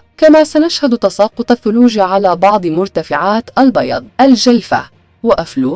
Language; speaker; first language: Arabic; native; Arabic